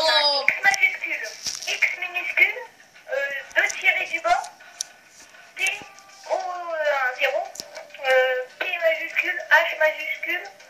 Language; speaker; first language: French; native; French